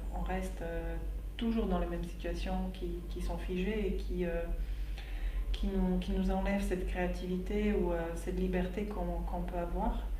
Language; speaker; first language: French; non-native, fluent; Slovak